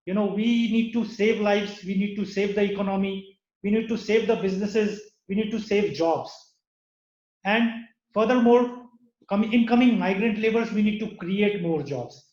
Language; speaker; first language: English; non-native, local second language; Nepali